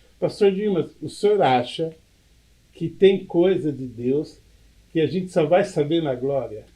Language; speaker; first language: Portuguese; native; Portuguese